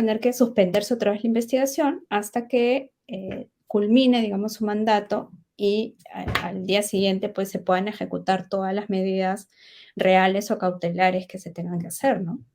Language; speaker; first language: Spanish; native; Spanish